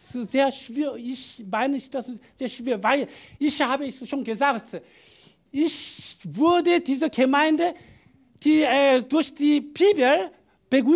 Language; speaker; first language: German; non-native, learner; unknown